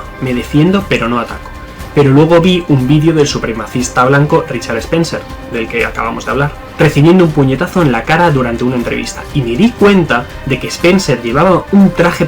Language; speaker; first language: Spanish; native; Spanish